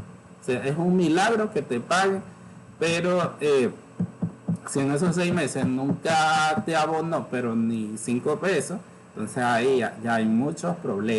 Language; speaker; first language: Spanish; native; Spanish